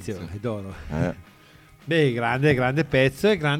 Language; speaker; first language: Italian; native; Italian